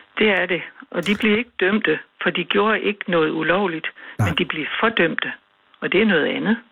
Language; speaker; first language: Danish; native; Danish